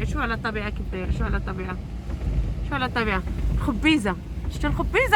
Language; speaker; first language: Arabic; native; Arabic